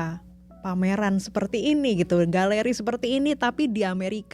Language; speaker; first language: Indonesian; native; Indonesian